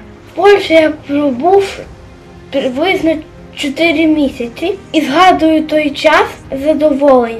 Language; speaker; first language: Polish; non-native, learner; Ukrainian